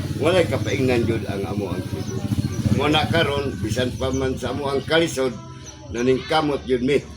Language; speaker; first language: Cebuano; non-native, local second language; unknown